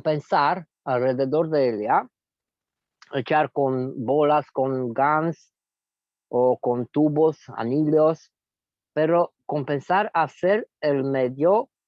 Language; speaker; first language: Spanish; non-native, fluent; Romanian